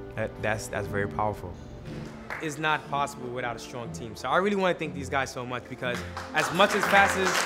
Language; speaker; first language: English; non-native, fluent; Wolof